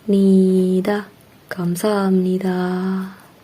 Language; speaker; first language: Korean; non-native, learner; Indonesian